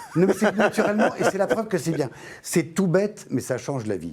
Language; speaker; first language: French; native; French